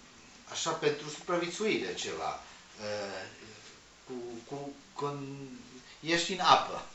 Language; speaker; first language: Romanian; non-native, learner; Spanish